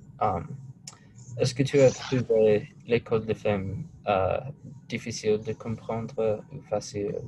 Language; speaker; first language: French; non-native, learner; English